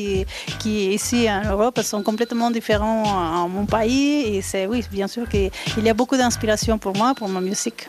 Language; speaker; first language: French; non-native, fluent; Spanish